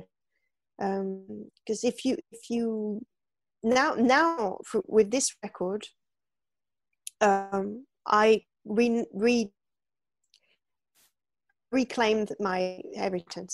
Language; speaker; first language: English; non-native, fluent; French